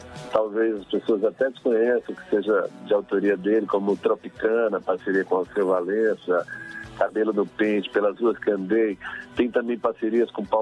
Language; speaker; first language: Portuguese; native; Portuguese